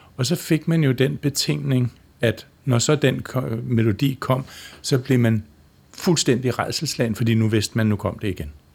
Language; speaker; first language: Danish; native; Danish